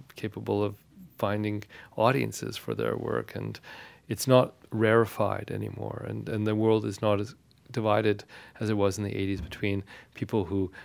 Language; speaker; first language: English; non-native, fluent; Armenian